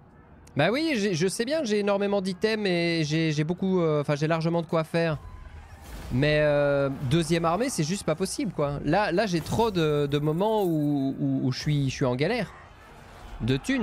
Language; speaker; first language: French; native; French